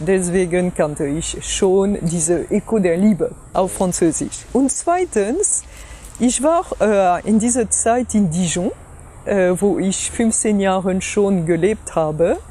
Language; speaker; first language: German; non-native, fluent; French